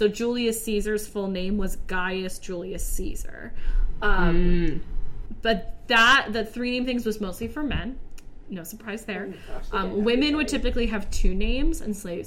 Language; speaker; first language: English; native; English